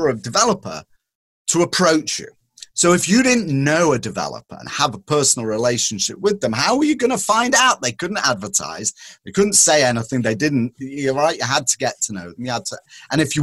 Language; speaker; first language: English; native; English